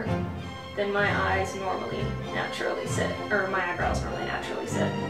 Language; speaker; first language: English; native; English